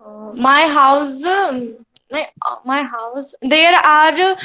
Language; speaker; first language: English; non-native, learner; Hindi